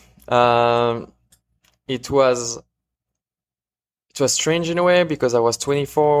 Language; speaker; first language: English; non-native, fluent; French